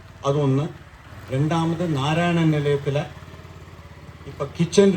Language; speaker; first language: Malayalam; non-native, local second language; Tamil